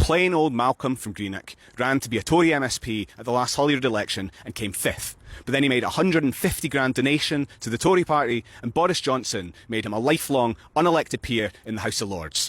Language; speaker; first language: English; native; English